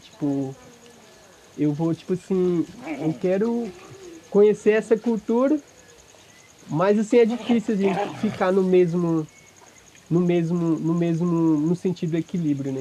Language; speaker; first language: Portuguese; non-native, local second language; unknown